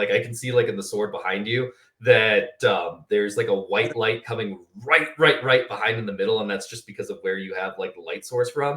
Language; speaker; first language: English; native; English